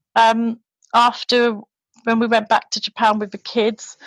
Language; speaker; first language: English; native; English